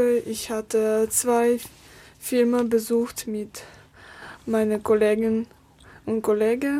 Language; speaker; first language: German; non-native, learner; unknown